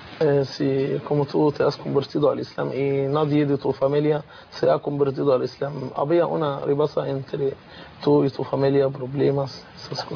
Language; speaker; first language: Spanish; non-native, fluent; Arabic